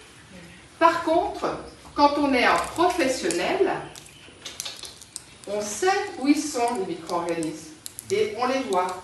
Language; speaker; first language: French; native; French